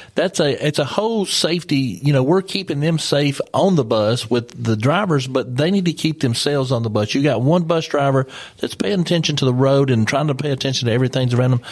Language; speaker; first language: English; native; English